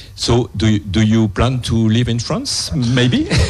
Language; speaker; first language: English; non-native, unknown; French